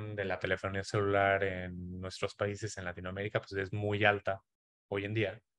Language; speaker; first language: Spanish; native; Spanish